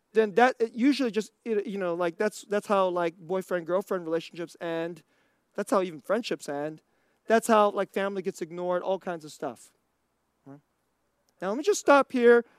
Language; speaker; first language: English; native; English